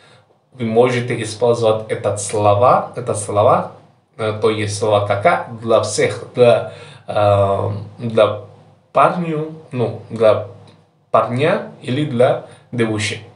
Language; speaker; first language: Russian; non-native, learner; Javanese